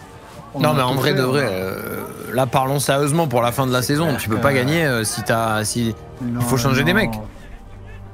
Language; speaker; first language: French; native; French